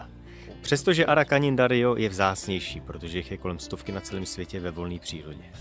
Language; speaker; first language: Czech; native; Czech